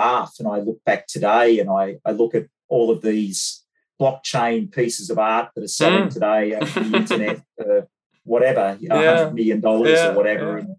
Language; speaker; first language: English; native; English